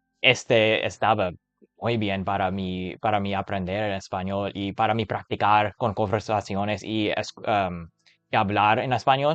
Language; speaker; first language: Spanish; non-native, learner; English